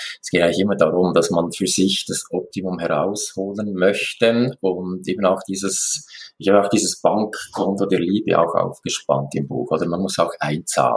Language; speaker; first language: German; native; German